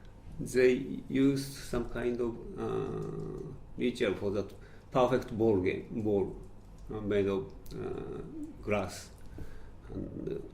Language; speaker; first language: English; non-native, fluent; Japanese